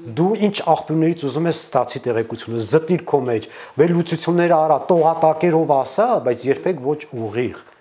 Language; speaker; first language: Armenian; native; Armenian